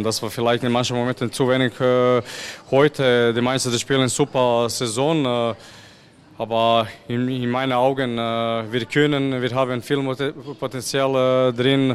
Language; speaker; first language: German; non-native, fluent; Croatian